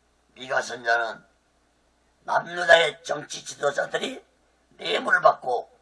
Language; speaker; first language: Korean; native; Korean